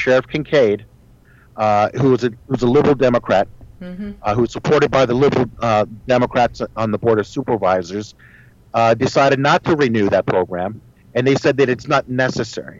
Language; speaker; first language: English; early bilingual, other home language; Spanish